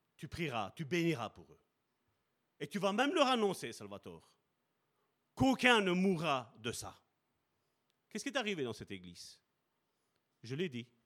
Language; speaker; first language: French; early bilingual, other home language; Italian